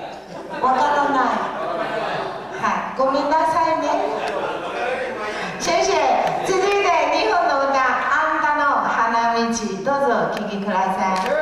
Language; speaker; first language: Japanese; non-native, learner; Chinese